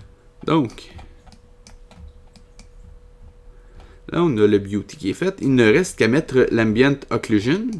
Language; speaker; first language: French; native; French